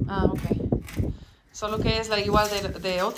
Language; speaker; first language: Spanish; non-native, learner; English